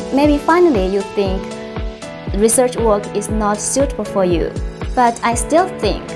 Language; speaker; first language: English; non-native, fluent; Chinese